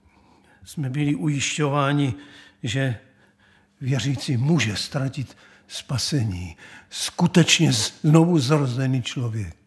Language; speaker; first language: Czech; native; Czech